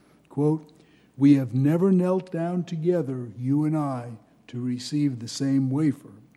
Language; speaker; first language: English; native; English